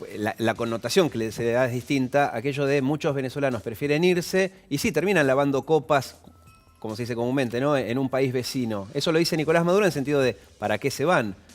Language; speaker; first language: Spanish; native; Spanish